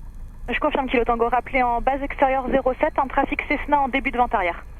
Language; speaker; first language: French; native; French